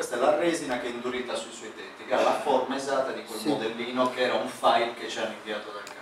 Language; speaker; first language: Italian; native; Italian